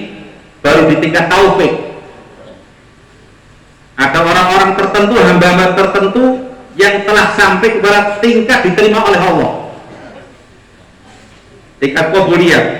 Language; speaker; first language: Indonesian; non-native, local second language; Javanese